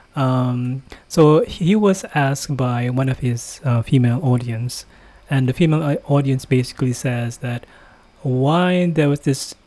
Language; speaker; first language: English; non-native, fluent; Indonesian